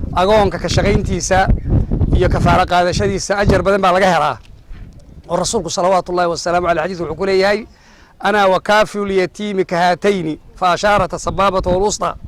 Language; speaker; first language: Somali; native; Somali